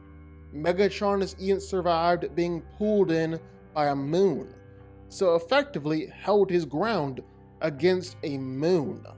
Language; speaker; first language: English; native; English